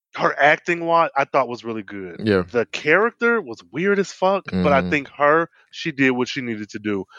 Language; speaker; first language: English; native; English